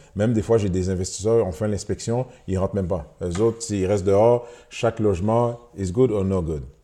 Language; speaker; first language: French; early bilingual, other home language; Haitian Creole